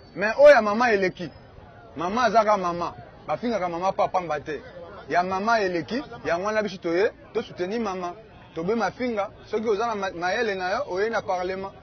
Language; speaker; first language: Lingala; native; Lingala